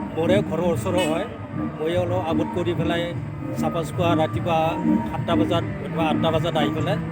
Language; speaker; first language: Assamese; non-native, local second language; Bodo